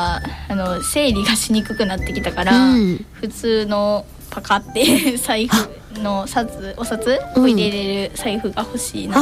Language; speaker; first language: Japanese; native; Japanese